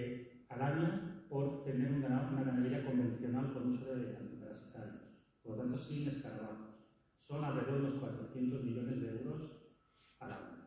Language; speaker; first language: Spanish; native; Spanish